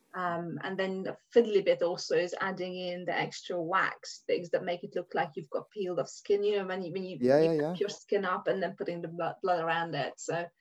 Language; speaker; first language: English; non-native, fluent; Hungarian